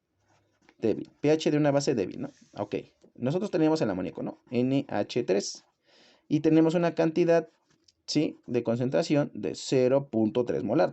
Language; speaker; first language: Spanish; native; Spanish